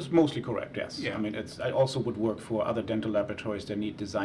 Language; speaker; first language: English; non-native, fluent; German